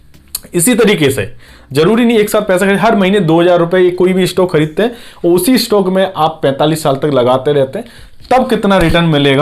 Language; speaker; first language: Hindi; native; Hindi